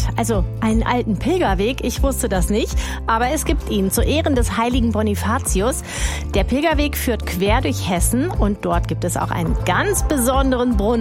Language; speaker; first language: German; native; German